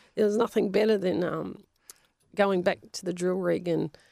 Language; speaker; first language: English; non-native, local second language; Polish